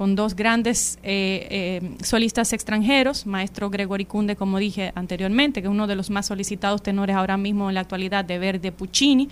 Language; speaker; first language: Spanish; native; Spanish